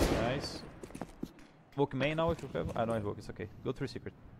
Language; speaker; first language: English; non-native, fluent; Portuguese